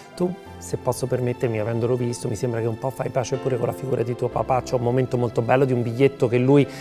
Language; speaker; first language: Italian; native; Italian